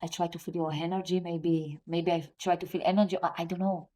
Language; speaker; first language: English; non-native, learner; Hebrew